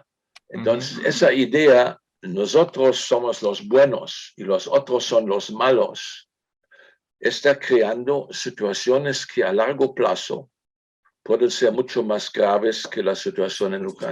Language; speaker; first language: Spanish; non-native, fluent; German